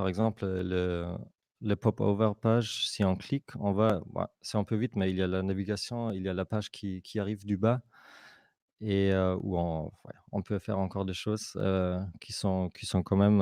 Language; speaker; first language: French; non-native, fluent; German